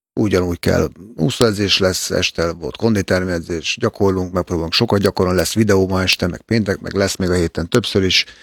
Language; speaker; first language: Hungarian; native; Hungarian